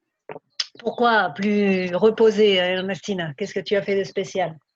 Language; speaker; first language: French; non-native, fluent; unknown